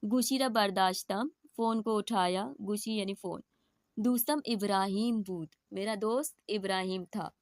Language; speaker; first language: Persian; non-native, fluent; Urdu